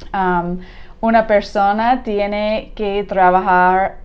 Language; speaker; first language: Spanish; non-native, learner; English